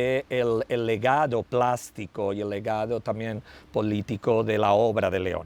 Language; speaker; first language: Portuguese; non-native, learner; Spanish